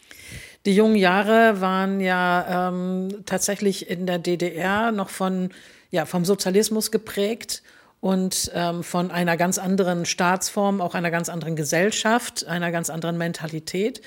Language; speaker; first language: German; native; German